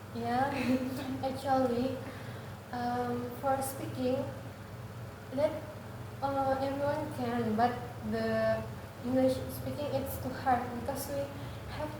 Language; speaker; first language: English; non-native, learner; Indonesian